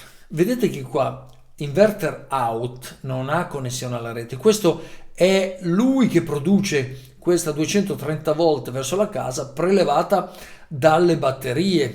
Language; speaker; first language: Italian; native; Italian